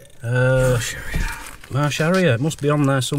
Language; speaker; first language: English; native; English